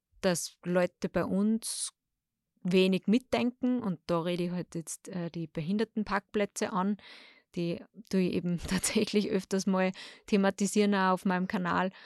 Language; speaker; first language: German; native; German